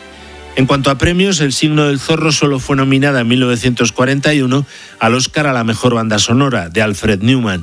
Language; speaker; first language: Spanish; native; Spanish